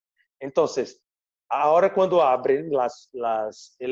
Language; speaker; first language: Spanish; non-native, fluent; Portuguese